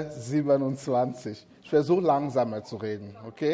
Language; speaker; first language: German; non-native, fluent; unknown